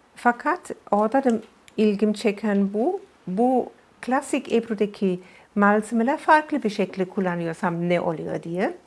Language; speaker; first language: Turkish; non-native, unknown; German